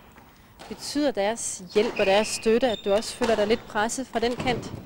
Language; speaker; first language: Danish; native; Danish